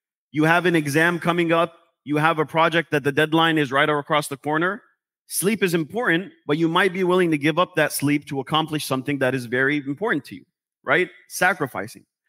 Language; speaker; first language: English; native; English